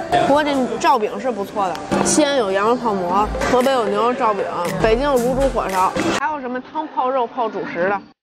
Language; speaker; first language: Chinese; native; Chinese